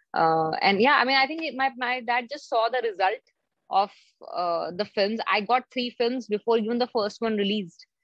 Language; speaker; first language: English; non-native, local second language; Hindi